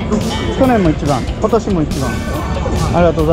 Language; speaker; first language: Japanese; native; Japanese